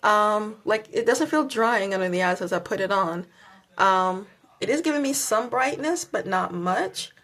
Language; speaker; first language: English; native; English